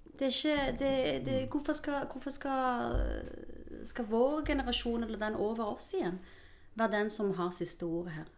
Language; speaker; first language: Norwegian; early bilingual, other home language; Spanish